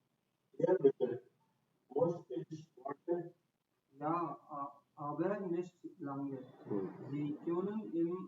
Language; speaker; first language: German; non-native, learner; Hindi